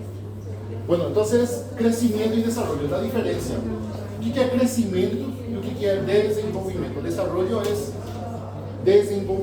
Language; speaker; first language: Spanish; non-native, fluent; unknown